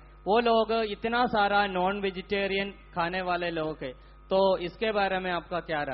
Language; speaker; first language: Hindi; non-native, local second language; Malayalam